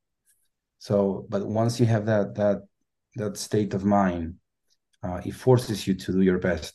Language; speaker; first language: English; non-native, fluent; Spanish